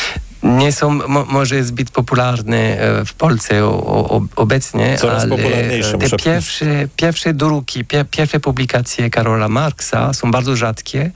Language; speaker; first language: Polish; non-native, fluent; French